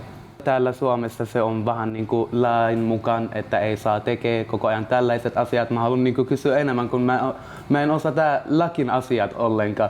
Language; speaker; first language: Finnish; non-native, learner; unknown